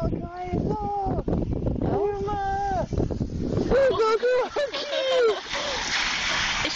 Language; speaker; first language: Japanese; non-native, learner; English